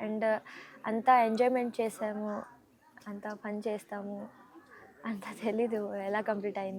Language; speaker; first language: Telugu; non-native, learner; Kannada